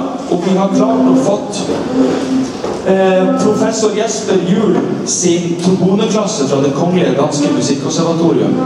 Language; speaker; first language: Norwegian; native; Norwegian